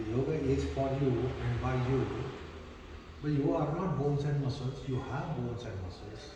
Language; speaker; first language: English; non-native, fluent; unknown